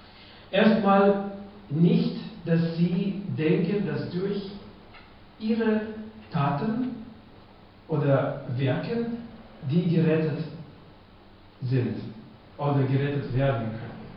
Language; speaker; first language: German; non-native, fluent; Russian